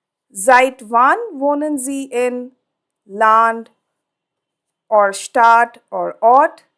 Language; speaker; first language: German; non-native, fluent; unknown